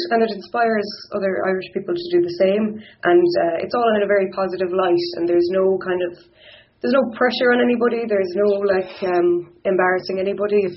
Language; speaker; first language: English; non-native, local second language; Irish